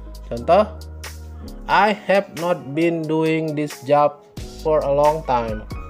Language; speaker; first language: English; non-native, fluent; Indonesian